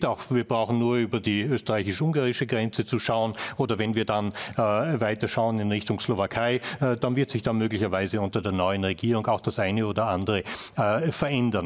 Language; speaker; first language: German; native; German